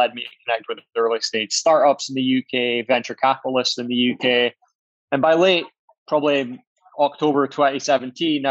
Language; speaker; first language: English; native; English